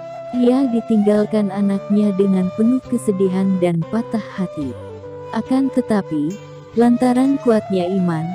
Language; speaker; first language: Indonesian; native; Indonesian